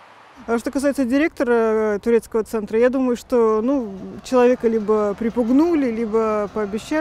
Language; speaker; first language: Russian; native; Russian